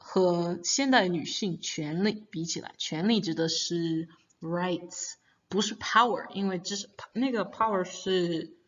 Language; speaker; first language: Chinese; non-native, fluent; English